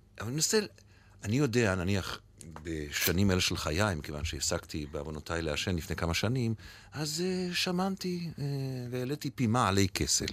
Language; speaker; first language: Hebrew; native; Hebrew